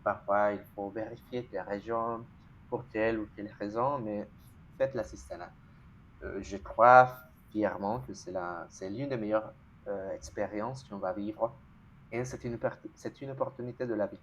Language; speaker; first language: French; non-native, fluent; Spanish